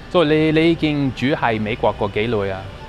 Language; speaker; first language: Cantonese; non-native, learner; English